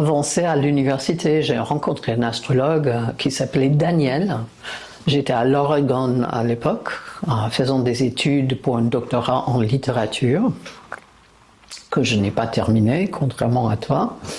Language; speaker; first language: French; non-native, fluent; English